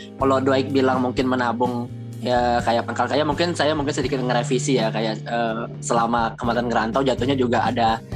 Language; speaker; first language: Indonesian; native; Indonesian